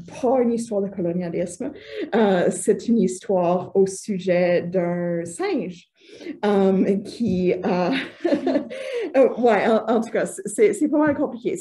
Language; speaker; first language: French; native; French